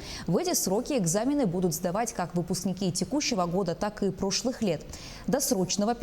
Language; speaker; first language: Russian; native; Russian